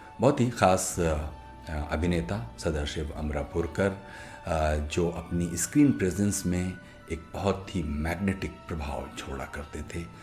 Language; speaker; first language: Hindi; native; Hindi